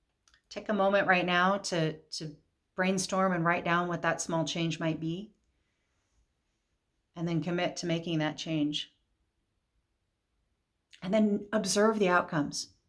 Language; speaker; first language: English; native; English